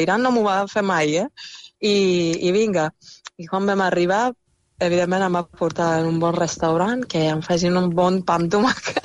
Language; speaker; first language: Catalan; non-native, fluent; Persian